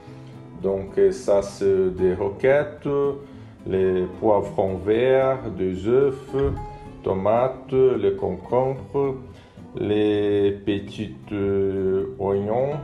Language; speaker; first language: French; non-native, learner; Portuguese